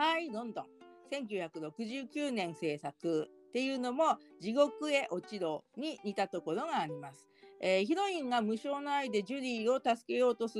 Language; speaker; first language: Japanese; native; Japanese